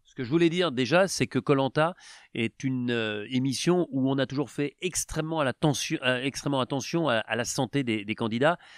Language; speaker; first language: French; native; French